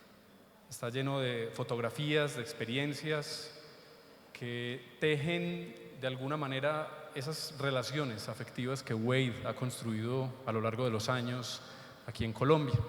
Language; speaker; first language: Spanish; native; Spanish